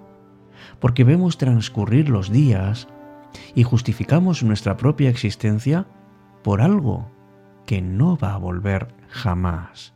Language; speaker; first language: Spanish; native; Spanish